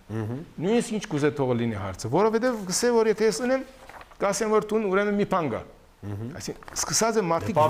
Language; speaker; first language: Armenian; early bilingual, heritage; Armenian